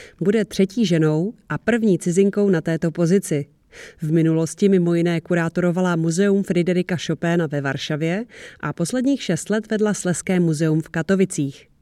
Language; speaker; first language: Czech; native; Czech